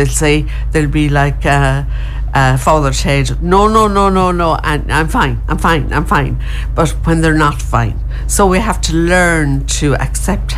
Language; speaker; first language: English; native; English